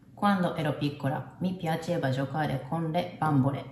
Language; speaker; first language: Italian; non-native, learner; Japanese